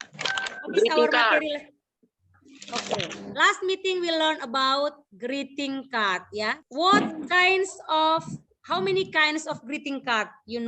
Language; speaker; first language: English; non-native, local second language; Indonesian